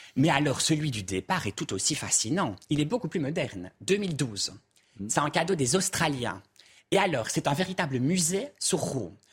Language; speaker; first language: French; native; French